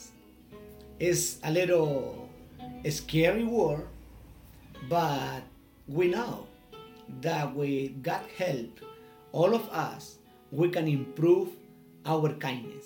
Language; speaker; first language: English; non-native, learner; Spanish